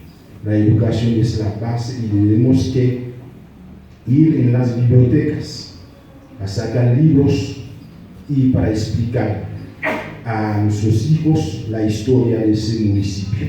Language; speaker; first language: Spanish; non-native, fluent; Haitian Creole